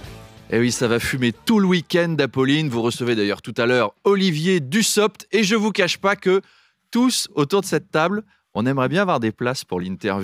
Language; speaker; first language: French; native; French